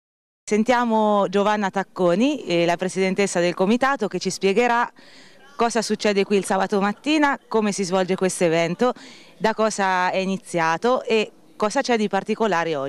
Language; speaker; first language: Italian; native; Italian